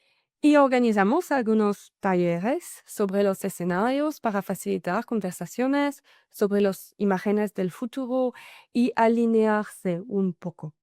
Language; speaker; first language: Spanish; non-native, fluent; French